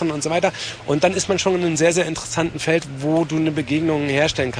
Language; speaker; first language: German; native; German